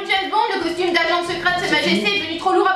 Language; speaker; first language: French; native; French